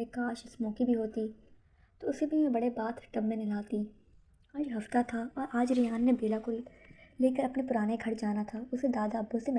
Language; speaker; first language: Urdu; native; Urdu